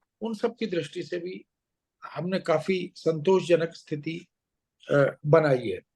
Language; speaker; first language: Hindi; native; Hindi